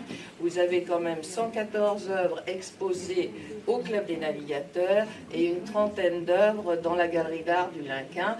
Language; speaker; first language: French; native; French